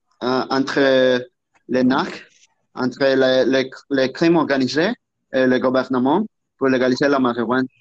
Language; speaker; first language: French; non-native, learner; Spanish